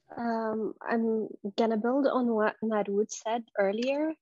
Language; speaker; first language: English; non-native, fluent; Arabic